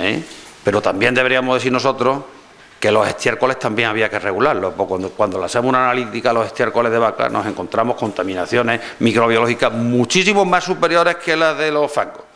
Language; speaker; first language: Spanish; native; Spanish